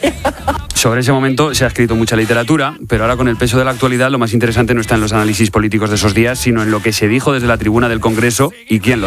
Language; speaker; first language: Spanish; native; Spanish